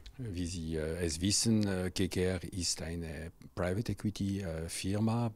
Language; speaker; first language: German; non-native, local second language; French